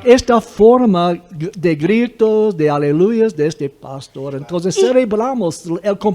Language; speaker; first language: Spanish; non-native, fluent; English